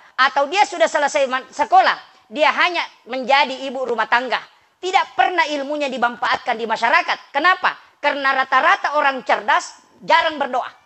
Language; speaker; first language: Indonesian; non-native, local second language; Buginese